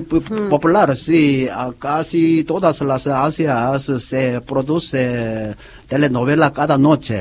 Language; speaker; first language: Spanish; non-native, learner; Korean